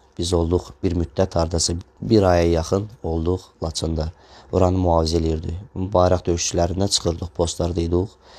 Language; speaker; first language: Azerbaijani; non-native, local second language; Russian